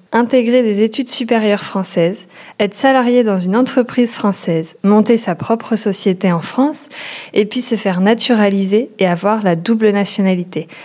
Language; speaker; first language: French; native; French